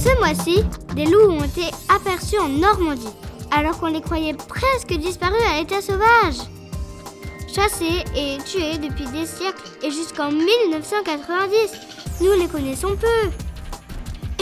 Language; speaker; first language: French; native; French